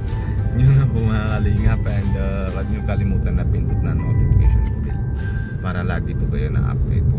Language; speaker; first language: Filipino; non-native, local second language; Bikol